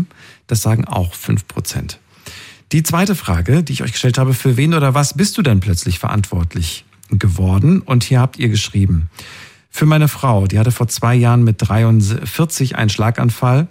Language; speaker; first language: German; native; German